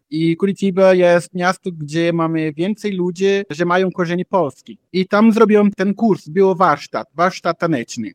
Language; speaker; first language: Polish; non-native, learner; Portuguese